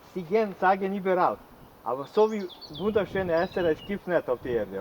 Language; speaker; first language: German; non-native, learner; Croatian